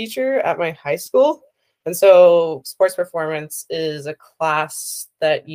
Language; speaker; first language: English; native; English